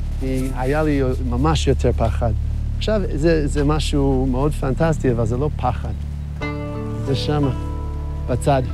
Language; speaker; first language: Hebrew; non-native, fluent; English